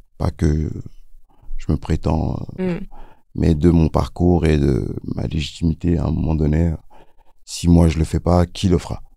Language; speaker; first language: French; early bilingual, other home language; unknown